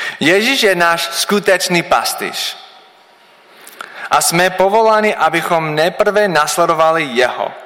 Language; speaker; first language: Czech; non-native, learner; English